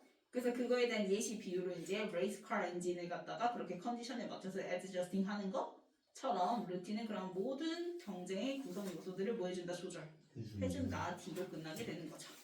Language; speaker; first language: Korean; native; Korean